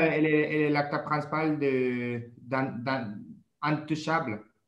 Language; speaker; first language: French; non-native, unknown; Japanese